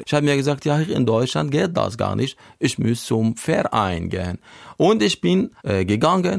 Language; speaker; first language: German; non-native, learner; Arabic